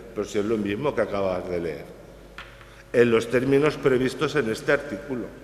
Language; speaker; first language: Spanish; native; Spanish